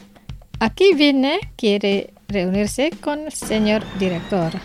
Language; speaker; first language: Spanish; non-native, fluent; Indonesian